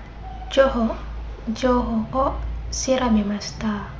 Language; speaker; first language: Japanese; non-native, learner; Indonesian